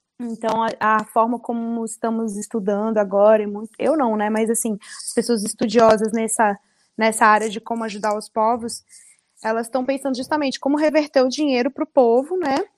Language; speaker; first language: Portuguese; early bilingual, other home language; Spanish